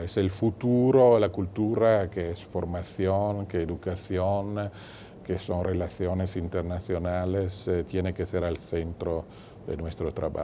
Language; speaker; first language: Spanish; non-native, fluent; Italian